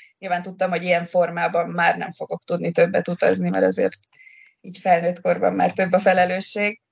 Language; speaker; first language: Hungarian; native; Hungarian